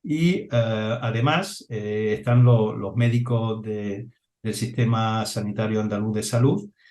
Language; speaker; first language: Spanish; native; Spanish